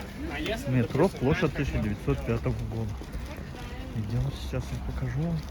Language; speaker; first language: Russian; early bilingual, other home language; Tajik